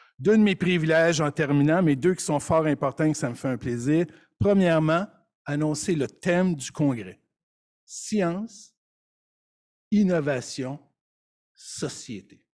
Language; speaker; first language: French; native; French